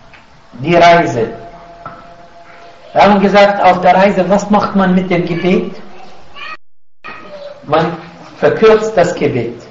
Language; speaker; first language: German; non-native, fluent; Arabic